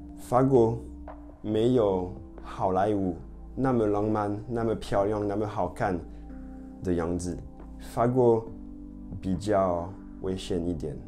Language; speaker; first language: Chinese; non-native, fluent; French